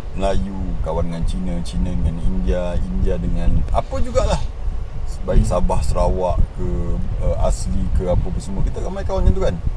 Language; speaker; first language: Malay; native; Malay